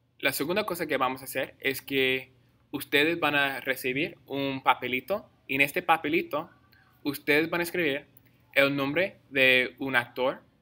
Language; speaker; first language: Spanish; non-native, fluent; English